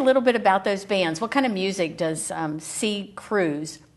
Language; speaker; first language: English; native; English